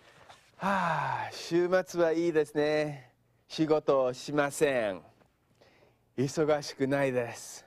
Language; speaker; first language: Japanese; non-native, fluent; English